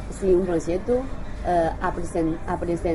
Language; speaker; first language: Portuguese; non-native, learner; Chinese